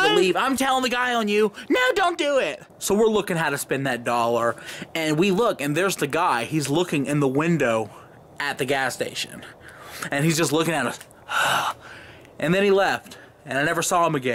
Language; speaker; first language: English; native; English